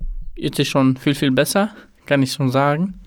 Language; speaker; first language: German; non-native, fluent; Romanian